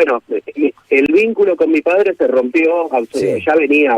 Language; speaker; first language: Spanish; native; Spanish